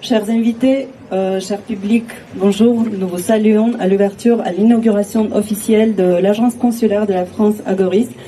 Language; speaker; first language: French; non-native, fluent; Armenian